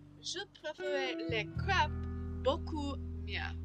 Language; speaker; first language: French; non-native, learner; English